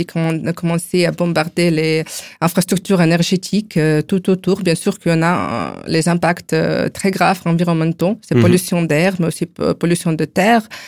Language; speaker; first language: French; non-native, fluent; Ukrainian